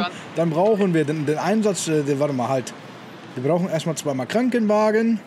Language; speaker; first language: German; native; German